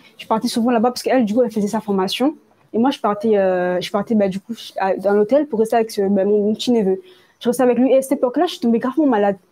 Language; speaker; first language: French; early bilingual, other home language; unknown